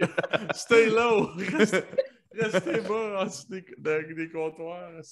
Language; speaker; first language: French; early bilingual, other home language; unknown